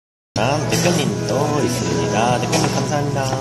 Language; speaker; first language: Korean; non-native, fluent; Japanese